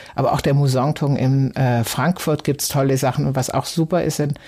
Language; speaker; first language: German; native; German